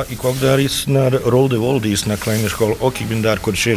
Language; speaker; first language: Dutch; non-native, learner; Bosnian